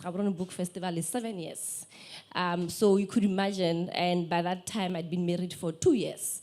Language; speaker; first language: English; non-native, learner; Spanish